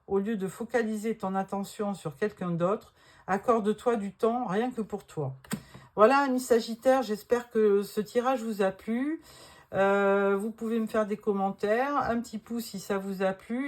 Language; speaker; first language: French; native; French